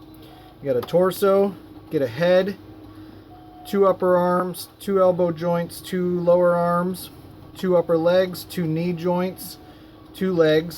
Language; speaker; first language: English; native; English